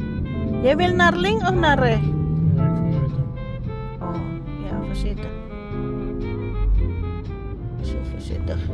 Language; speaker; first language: Dutch; non-native, learner; Indonesian